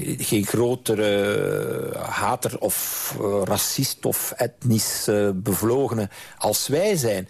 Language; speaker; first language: Dutch; native; Dutch